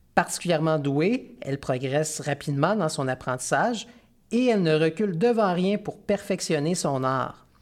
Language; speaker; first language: French; native; French